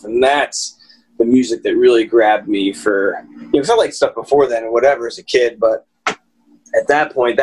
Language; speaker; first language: English; native; English